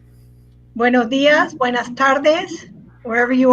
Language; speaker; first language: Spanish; non-native, fluent; English